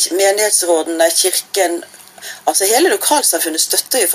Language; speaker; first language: Norwegian; native; Norwegian